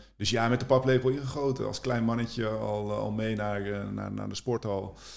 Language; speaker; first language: Dutch; native; Dutch